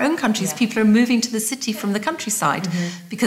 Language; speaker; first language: English; native; English